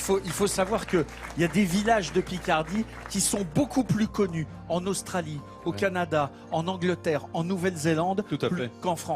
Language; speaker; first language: French; native; French